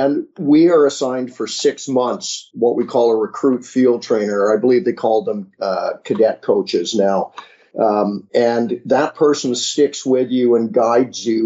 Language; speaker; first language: English; native; English